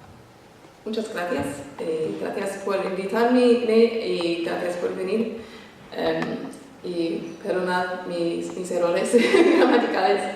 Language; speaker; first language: Spanish; non-native, fluent; English